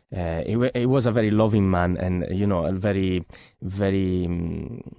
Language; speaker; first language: English; non-native, fluent; Italian